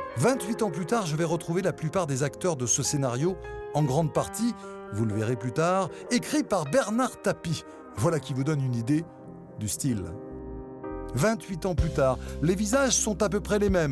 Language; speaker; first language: French; native; French